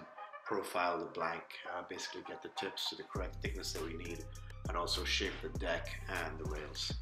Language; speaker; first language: English; native; English